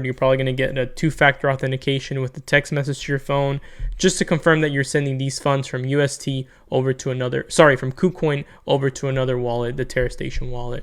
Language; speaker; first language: English; native; English